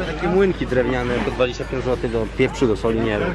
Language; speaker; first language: Polish; native; Polish